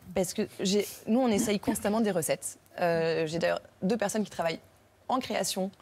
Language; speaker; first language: French; native; French